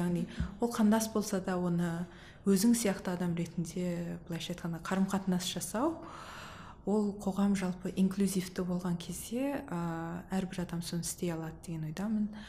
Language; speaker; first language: Kazakh; early bilingual, heritage; Kazakh